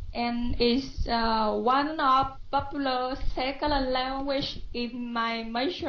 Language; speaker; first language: English; non-native, learner; Vietnamese